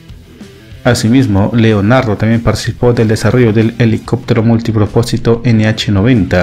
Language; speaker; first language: Spanish; native; Spanish